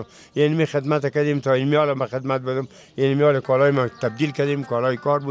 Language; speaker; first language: Persian; native; Persian